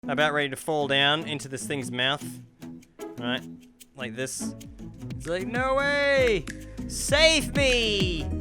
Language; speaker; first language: English; native; English